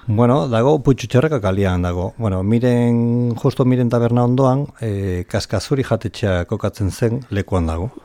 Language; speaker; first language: Basque; non-native, local second language; Spanish